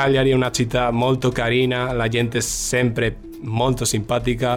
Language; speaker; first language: Italian; non-native, fluent; Spanish